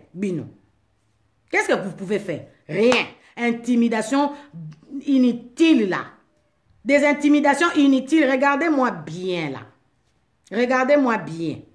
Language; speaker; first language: French; non-native, local second language; Lingala